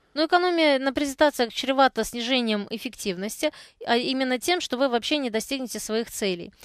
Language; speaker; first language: Russian; native; Russian